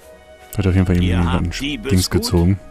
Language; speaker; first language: German; native; German